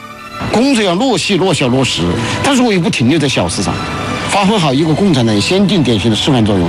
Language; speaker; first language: Chinese; native; Chinese